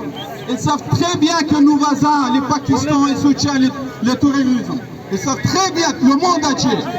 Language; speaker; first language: French; non-native, fluent; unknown